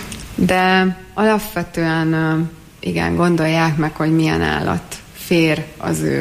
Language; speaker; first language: Hungarian; native; Hungarian